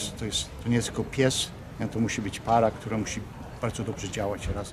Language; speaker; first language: Polish; early bilingual, heritage; Polish